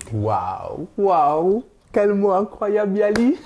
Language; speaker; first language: French; native; French